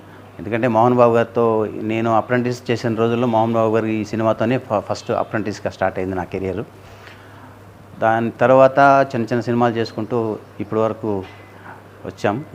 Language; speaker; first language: Telugu; native; Telugu